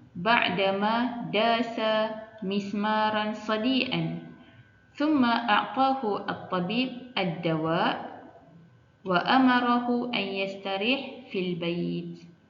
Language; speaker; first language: Arabic; non-native, fluent; Malay